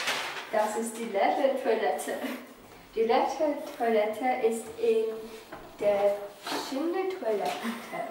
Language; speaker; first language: German; non-native, learner; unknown